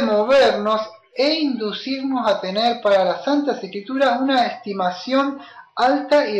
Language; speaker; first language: Spanish; native; Spanish